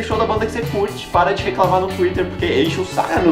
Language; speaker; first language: Portuguese; native; Portuguese